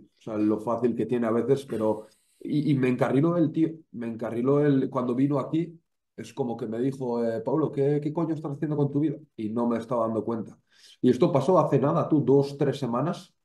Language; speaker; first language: Spanish; native; Spanish